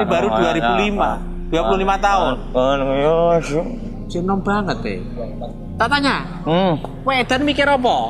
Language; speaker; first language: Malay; non-native, local second language; Javanese